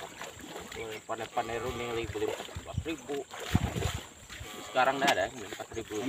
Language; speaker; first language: Malay; native; Malay